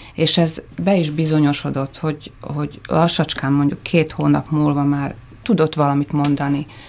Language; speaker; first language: Hungarian; native; Hungarian